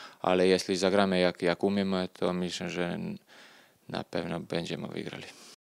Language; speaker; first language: Polish; non-native, learner; Serbian